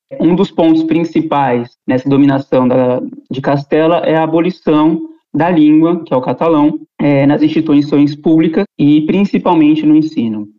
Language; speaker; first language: Portuguese; native; Portuguese